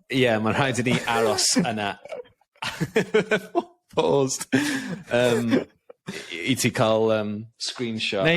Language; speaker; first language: Welsh; non-native, local second language; English